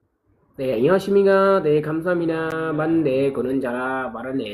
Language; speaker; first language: Korean; non-native, learner; Thai